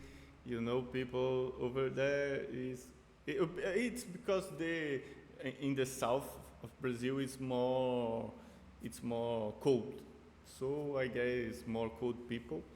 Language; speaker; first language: English; non-native, fluent; Portuguese